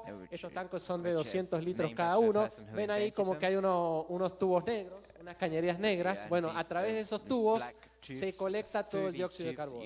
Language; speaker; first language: Spanish; native; Spanish